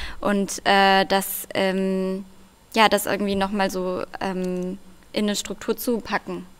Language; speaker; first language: German; early bilingual, other home language; Russian